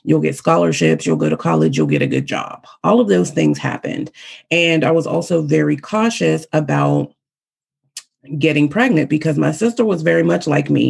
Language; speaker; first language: English; native; English